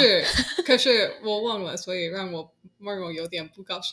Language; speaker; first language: Chinese; non-native, learner; English